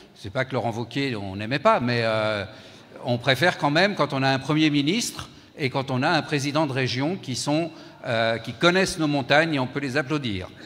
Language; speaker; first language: French; native; French